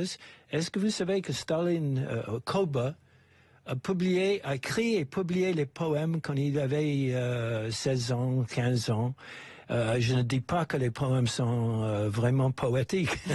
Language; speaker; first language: French; non-native, fluent; English